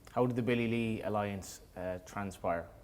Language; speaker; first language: English; native; English